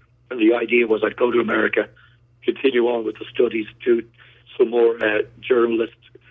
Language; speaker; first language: English; native; English